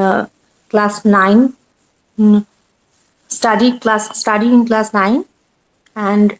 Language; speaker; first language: English; non-native, learner; Bangla